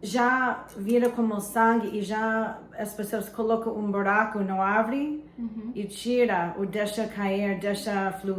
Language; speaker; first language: Portuguese; non-native, fluent; English